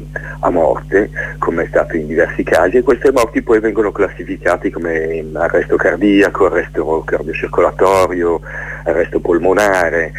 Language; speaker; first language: Italian; native; Italian